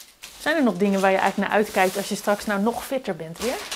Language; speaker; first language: Dutch; native; Dutch